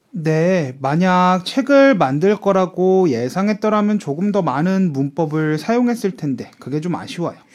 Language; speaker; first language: Korean; native; Korean